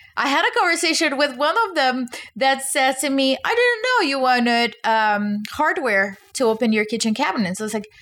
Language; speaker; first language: English; non-native, fluent; Portuguese